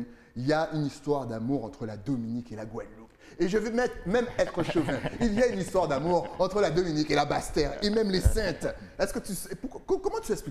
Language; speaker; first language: French; native; French